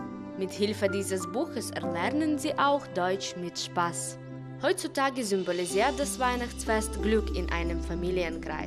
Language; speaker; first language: German; non-native, fluent; Ukrainian